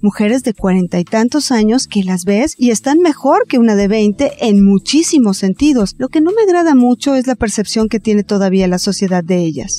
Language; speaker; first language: Spanish; native; Spanish